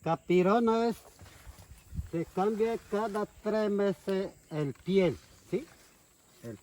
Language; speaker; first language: Spanish; non-native, local second language; Ticuna